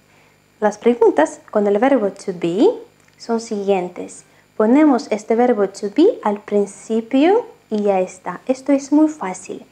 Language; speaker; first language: Spanish; non-native, fluent; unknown